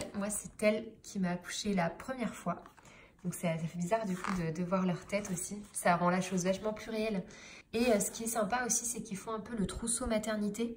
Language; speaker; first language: French; native; French